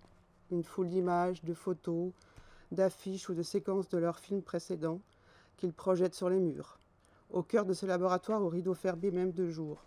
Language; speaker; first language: French; native; French